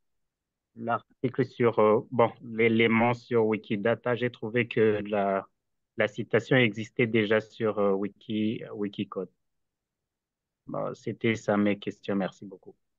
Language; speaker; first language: French; non-native, local second language; Rundi